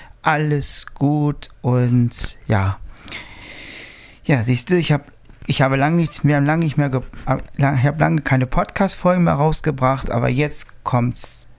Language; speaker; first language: German; native; German